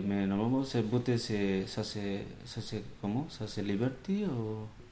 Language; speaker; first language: French; non-native, learner; Bangla